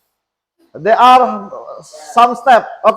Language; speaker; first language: English; non-native, fluent; Indonesian